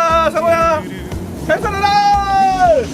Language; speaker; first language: Korean; native; Korean